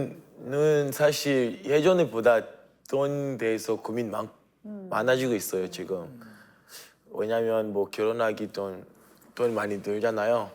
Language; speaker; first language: Korean; non-native, fluent; French